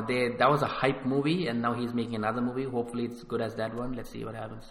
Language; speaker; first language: English; early bilingual, other home language; Tamil